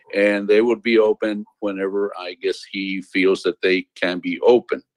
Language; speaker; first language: English; early bilingual, other home language; Spanish